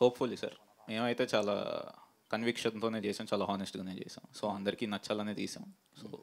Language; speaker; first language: Telugu; native; Telugu